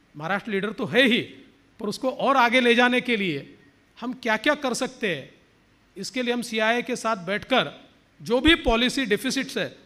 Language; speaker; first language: Hindi; non-native, local second language; Marathi